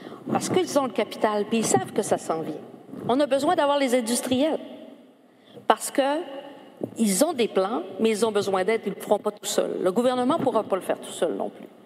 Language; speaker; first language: French; native; French